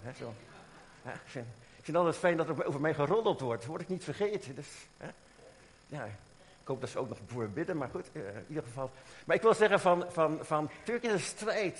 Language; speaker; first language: Dutch; native; Dutch